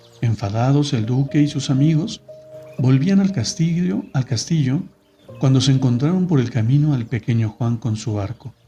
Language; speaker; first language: Spanish; native; Spanish